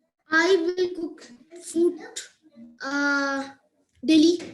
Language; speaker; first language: English; non-native, learner; Urdu